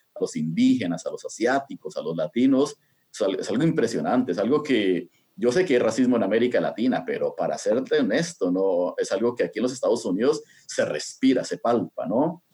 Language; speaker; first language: Spanish; native; Spanish